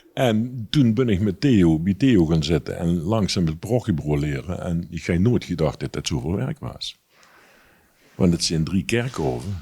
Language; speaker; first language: Dutch; native; Dutch